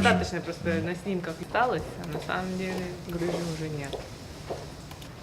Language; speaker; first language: Russian; non-native, fluent; Korean